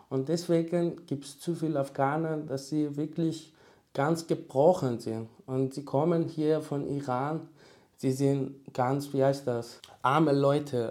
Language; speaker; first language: German; non-native, learner; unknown